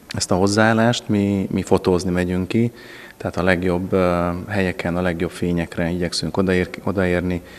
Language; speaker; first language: Hungarian; native; Hungarian